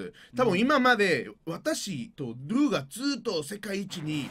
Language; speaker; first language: Japanese; non-native, learner; Spanish